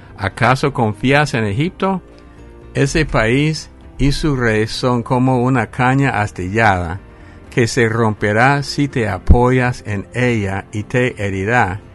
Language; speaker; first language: Spanish; non-native, fluent; English